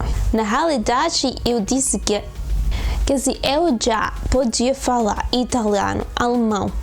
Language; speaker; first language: Portuguese; non-native, learner; Spanish